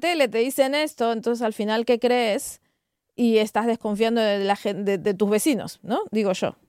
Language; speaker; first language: Spanish; native; Spanish